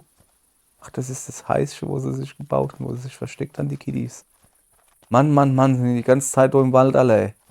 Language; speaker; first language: German; native; German